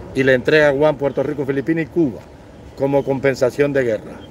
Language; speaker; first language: Spanish; native; Spanish